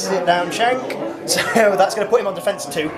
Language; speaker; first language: English; native; English